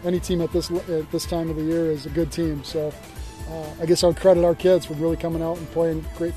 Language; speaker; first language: English; native; English